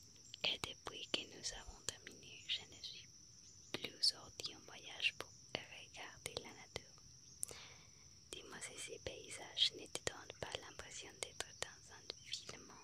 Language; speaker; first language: French; non-native, fluent; Spanish